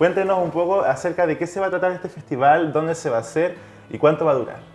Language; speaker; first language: Spanish; native; Spanish